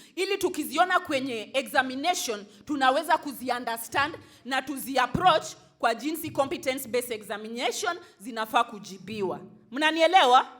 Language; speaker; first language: Swahili; non-native, local second language; Luo (Kenya and Tanzania)